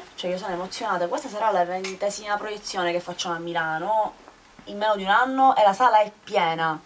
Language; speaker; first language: Italian; native; Italian